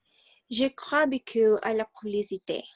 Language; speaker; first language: French; non-native, learner; Spanish